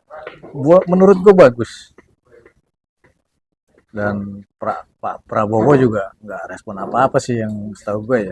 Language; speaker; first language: Indonesian; native; Indonesian